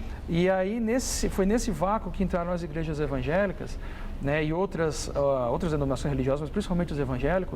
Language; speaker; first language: Portuguese; native; Portuguese